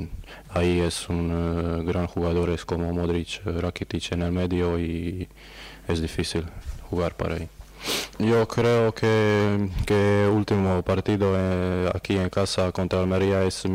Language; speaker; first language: Spanish; non-native, learner; Croatian